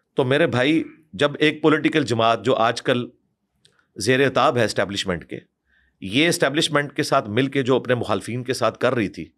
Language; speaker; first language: Urdu; non-native, local second language; Punjabi